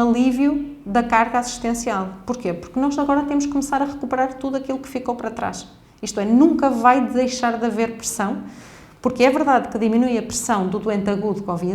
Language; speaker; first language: Portuguese; native; Portuguese